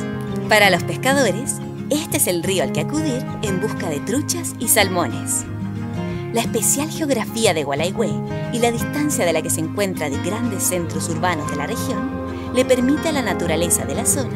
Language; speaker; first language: Spanish; native; Spanish